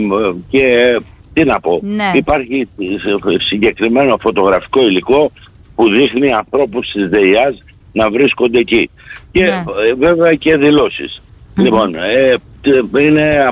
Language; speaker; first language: Greek; native; Greek